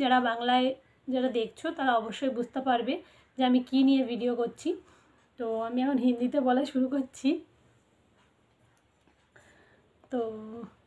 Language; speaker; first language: Hindi; non-native, local second language; Bangla